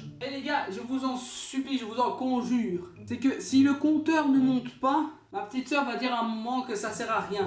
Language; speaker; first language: French; native; French